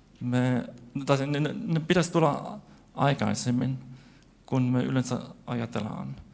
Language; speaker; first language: Finnish; non-native, fluent; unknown